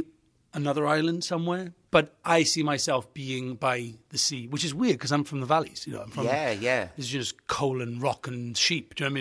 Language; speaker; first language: English; native; English